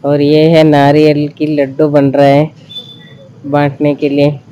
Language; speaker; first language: Hindi; non-native, local second language; Kannada